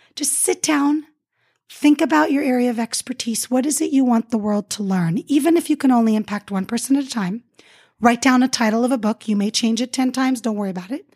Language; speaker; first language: English; early bilingual, other home language; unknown